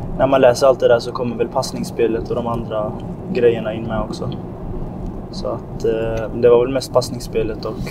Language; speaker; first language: Swedish; early bilingual, other home language; Arabic